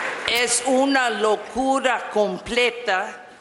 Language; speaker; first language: Spanish; non-native, fluent; English